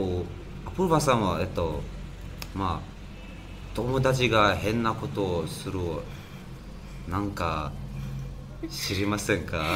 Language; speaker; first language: Japanese; non-native, learner; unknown